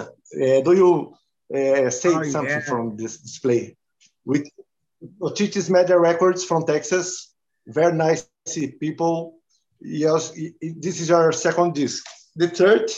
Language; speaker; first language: English; non-native, learner; Portuguese